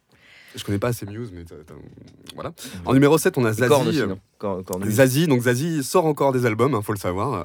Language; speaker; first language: French; native; French